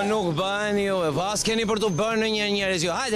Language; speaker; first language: Albanian; native; Albanian